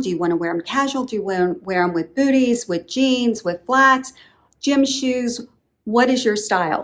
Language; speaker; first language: English; native; English